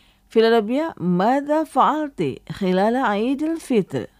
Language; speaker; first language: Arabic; non-native, fluent; Indonesian